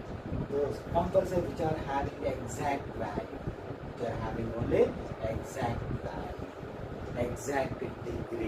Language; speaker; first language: English; non-native, local second language; Telugu